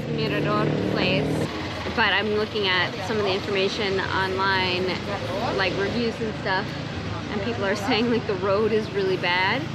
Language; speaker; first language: English; native; English